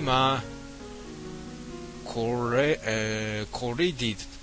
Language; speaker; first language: English; non-native, learner; Japanese